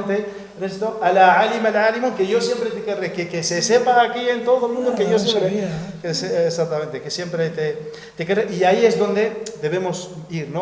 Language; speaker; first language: Spanish; native; Spanish